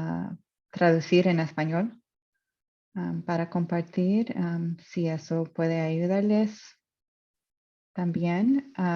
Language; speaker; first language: Spanish; non-native, fluent; English